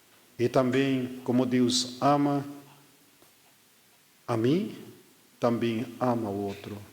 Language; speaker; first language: Portuguese; non-native, fluent; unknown